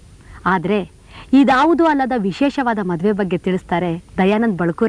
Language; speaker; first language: Kannada; native; Kannada